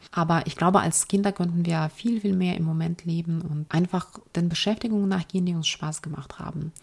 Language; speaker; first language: German; non-native, fluent; Ukrainian